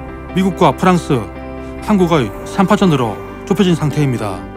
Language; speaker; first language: Korean; native; Korean